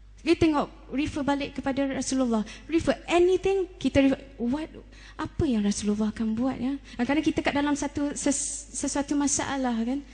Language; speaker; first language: Malay; native; Malay